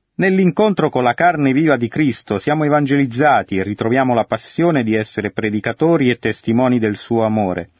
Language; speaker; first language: Italian; native; Italian